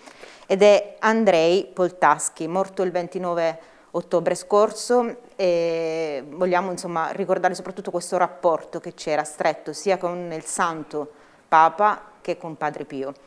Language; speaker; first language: Italian; native; Italian